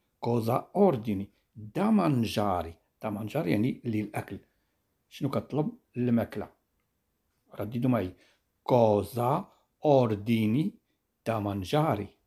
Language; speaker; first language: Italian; non-native, fluent; Arabic